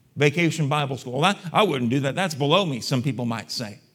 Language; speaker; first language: English; native; English